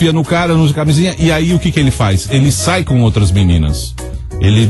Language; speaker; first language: Portuguese; native; Portuguese